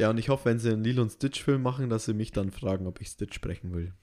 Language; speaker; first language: German; native; German